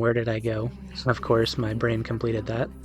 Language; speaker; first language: English; native; English